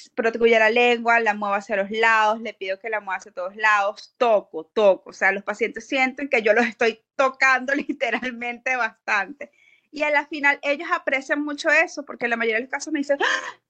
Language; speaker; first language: Spanish; native; Spanish